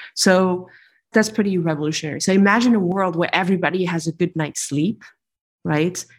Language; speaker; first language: English; non-native, fluent; French